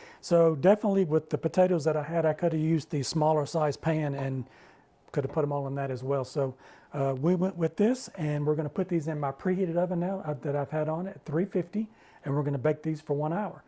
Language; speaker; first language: English; native; English